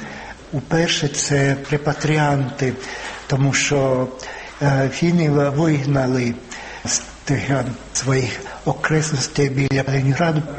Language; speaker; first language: Ukrainian; non-native, fluent; Finnish